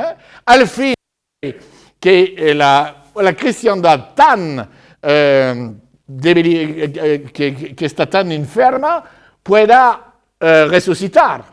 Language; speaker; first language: Spanish; non-native, fluent; French